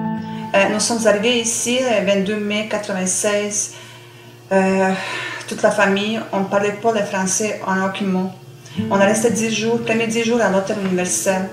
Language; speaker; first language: French; non-native, fluent; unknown